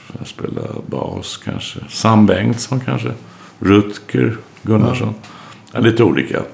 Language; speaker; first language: Swedish; native; Swedish